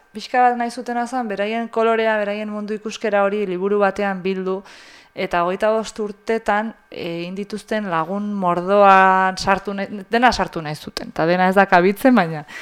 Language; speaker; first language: Basque; native; Basque